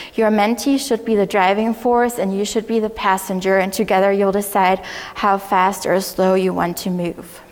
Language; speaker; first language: English; non-native, fluent; German